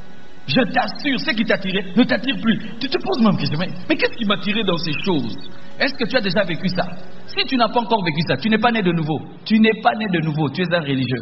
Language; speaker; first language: French; non-native, local second language; Lingala